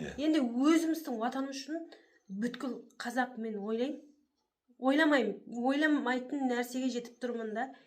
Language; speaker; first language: Kazakh; early bilingual, heritage; Kazakh